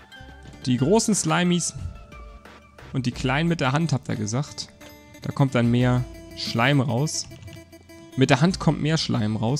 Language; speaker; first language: German; native; German